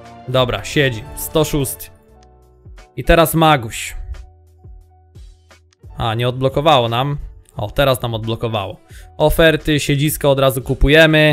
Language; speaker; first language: Polish; native; Polish